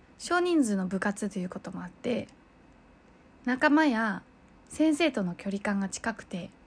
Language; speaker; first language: Japanese; early bilingual, other home language; Chinese